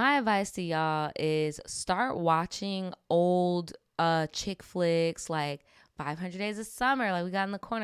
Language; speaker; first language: English; native; English